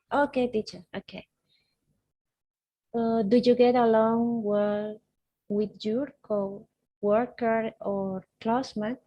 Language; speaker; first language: English; non-native, learner; Spanish